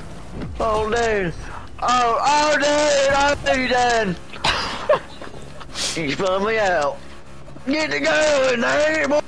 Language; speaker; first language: English; native; English